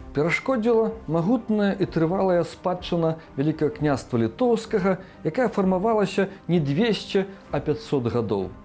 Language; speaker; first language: Belarusian; native; Belarusian